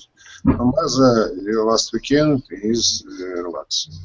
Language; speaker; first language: English; non-native, learner; Russian